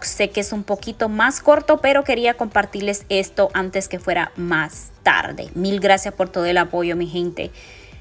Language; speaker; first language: Spanish; native; Spanish